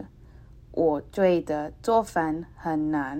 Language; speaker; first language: Chinese; non-native, learner; English